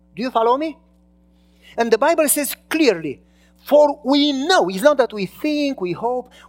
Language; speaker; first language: English; non-native, fluent; Romanian